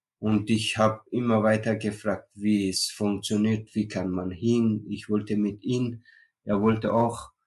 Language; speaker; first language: German; non-native, learner; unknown